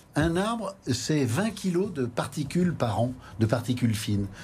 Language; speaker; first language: French; native; French